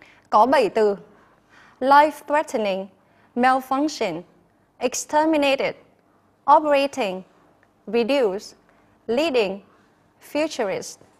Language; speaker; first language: English; non-native, fluent; Vietnamese